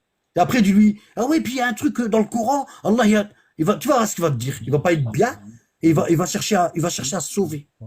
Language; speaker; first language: French; native; French